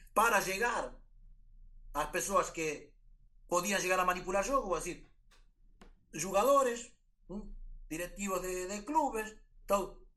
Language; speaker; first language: Spanish; native; Spanish